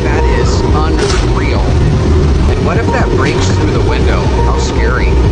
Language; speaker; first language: English; native; English